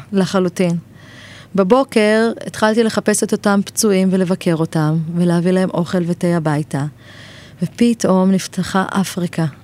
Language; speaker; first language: Hebrew; native; Hebrew